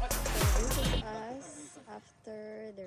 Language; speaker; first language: English; non-native, local second language; Filipino